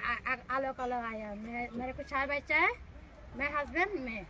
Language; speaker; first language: Hindi; non-native, learner; Rohingya